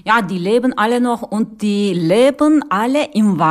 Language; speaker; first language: German; non-native, learner; Turkish